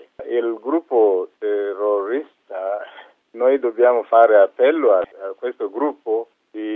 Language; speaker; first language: Italian; non-native, fluent; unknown